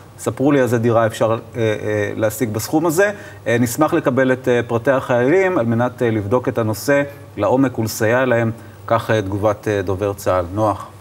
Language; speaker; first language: Hebrew; native; Hebrew